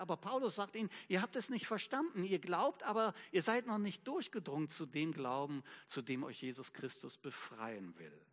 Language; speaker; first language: German; native; German